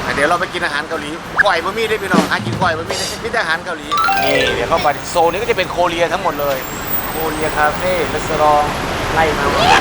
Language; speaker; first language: Thai; native; Thai